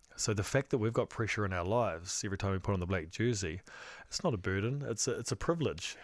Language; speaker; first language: English; native; English